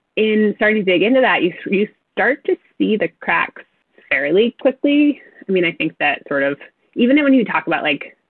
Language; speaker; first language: English; native; English